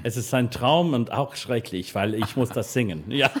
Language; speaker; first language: German; non-native, learner; English